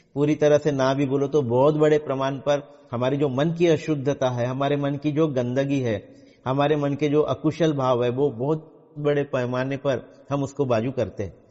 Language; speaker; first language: Hindi; non-native, local second language; Marathi